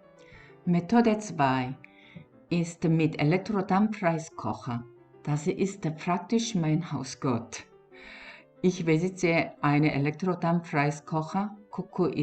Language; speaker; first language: German; non-native, learner; Korean